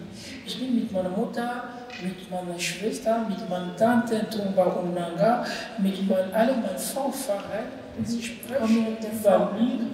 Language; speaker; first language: German; non-native, learner; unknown